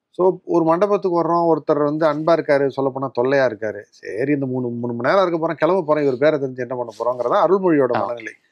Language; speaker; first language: Tamil; native; Tamil